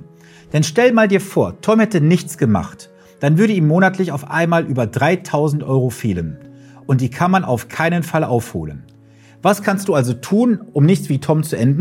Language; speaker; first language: German; native; German